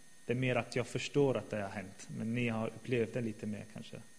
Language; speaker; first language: Swedish; non-native, fluent; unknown